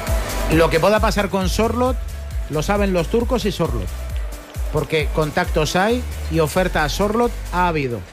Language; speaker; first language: Spanish; native; Spanish